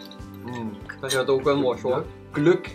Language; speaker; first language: Chinese; non-native, fluent; Danish